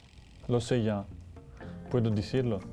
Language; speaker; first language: Spanish; non-native, learner; Italian